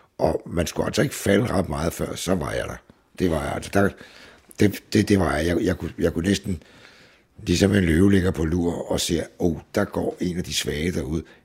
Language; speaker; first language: Danish; native; Danish